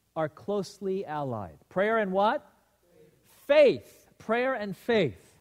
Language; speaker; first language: English; native; English